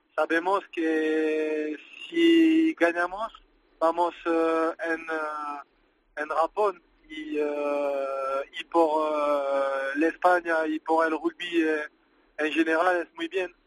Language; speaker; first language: Spanish; non-native, learner; French